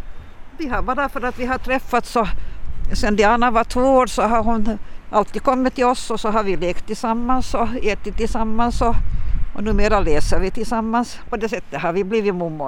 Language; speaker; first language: Swedish; native; Swedish